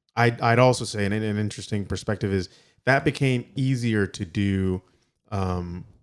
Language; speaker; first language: English; native; English